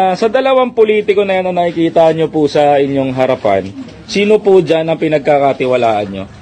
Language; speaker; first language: Filipino; native; Filipino